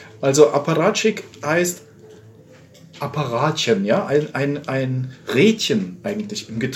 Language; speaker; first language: German; native; German